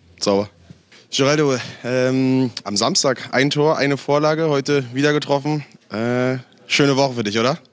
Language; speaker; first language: German; native; German